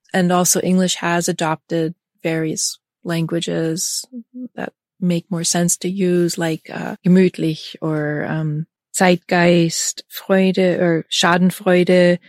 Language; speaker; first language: English; early bilingual, other home language; German